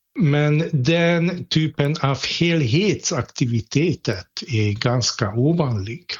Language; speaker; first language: Swedish; non-native, fluent; Hungarian